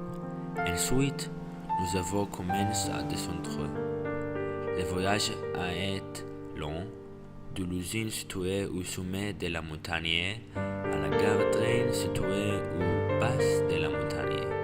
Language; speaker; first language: French; non-native, learner; English